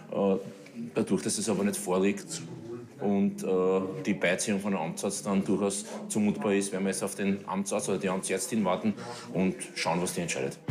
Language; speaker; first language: German; native; German